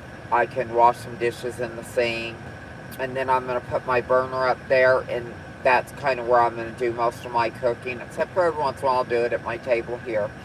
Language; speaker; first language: English; native; English